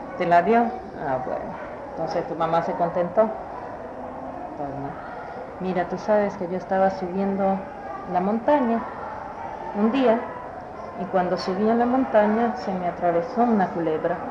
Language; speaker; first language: Spanish; native; Spanish